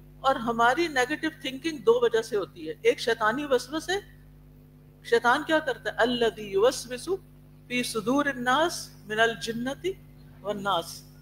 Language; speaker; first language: Urdu; native; Urdu